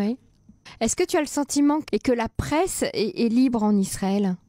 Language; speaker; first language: French; native; French